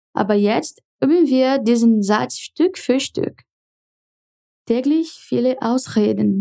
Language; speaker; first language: German; non-native, fluent; Portuguese